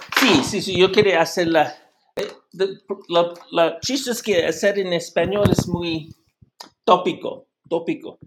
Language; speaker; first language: Spanish; non-native, learner; English